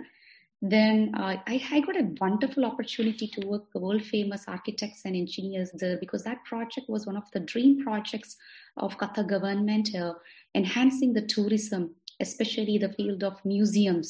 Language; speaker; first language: English; non-native, local second language; Malayalam